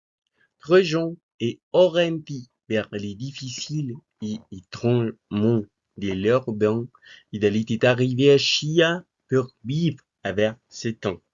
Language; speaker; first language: French; non-native, learner; Spanish